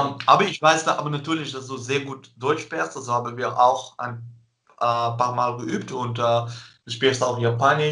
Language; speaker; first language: German; non-native, fluent; Dutch